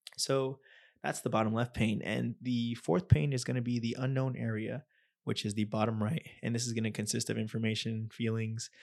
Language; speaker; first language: English; native; English